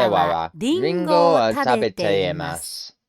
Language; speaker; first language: Japanese; non-native, learner; English